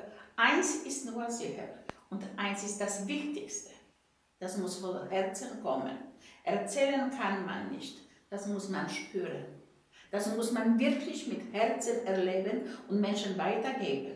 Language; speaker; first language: German; non-native, fluent; Polish